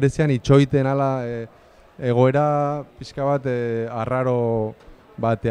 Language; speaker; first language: Basque; non-native, local second language; Spanish